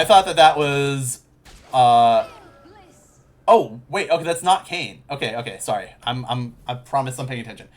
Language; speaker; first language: English; native; English